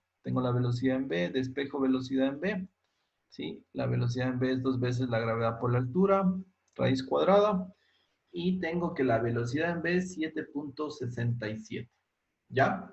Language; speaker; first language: Spanish; native; Spanish